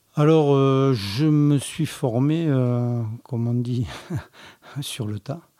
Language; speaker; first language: French; native; French